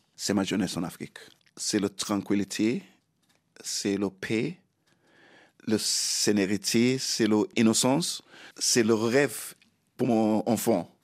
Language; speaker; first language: French; non-native, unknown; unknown